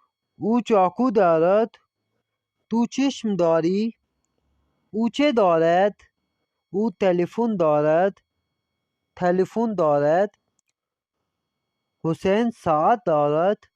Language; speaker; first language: Persian; non-native, fluent; Urdu